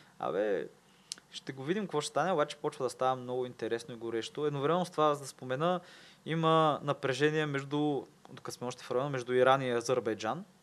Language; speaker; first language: Bulgarian; native; Bulgarian